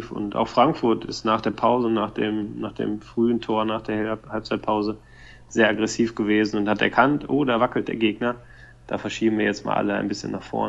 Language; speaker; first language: German; native; German